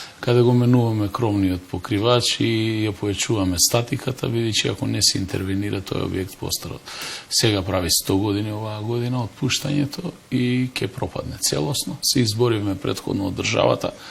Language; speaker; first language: Macedonian; native; Macedonian